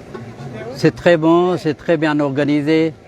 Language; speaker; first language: French; non-native, fluent; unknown